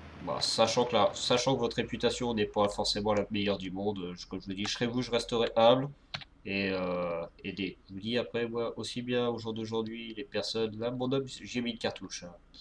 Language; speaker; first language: French; native; French